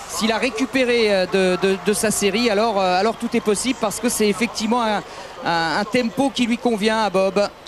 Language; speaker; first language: French; native; French